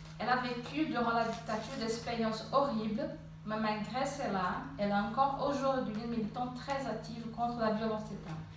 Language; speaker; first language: French; non-native, fluent; Portuguese